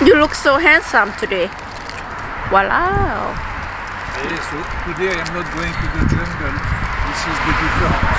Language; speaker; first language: English; non-native, learner; Thai